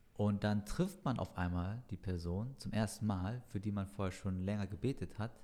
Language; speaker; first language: German; native; German